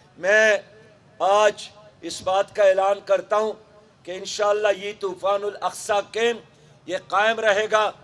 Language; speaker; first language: Urdu; non-native, local second language; Pashto